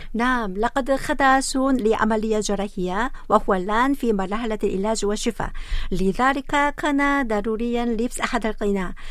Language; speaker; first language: Arabic; non-native, fluent; Korean